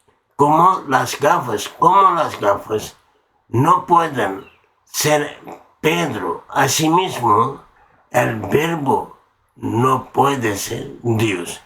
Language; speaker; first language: Spanish; non-native, learner; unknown